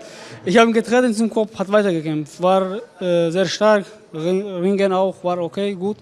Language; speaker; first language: German; non-native, learner; Tajik